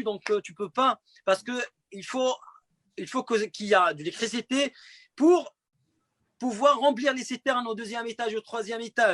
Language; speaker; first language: French; non-native, fluent; Arabic